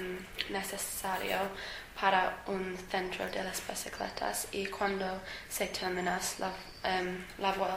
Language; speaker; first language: Spanish; non-native, learner; English